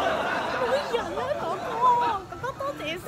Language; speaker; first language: Cantonese; non-native, learner; Chinese